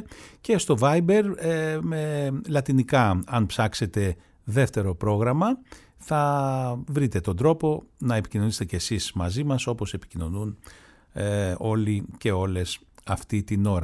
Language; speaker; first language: Greek; native; Greek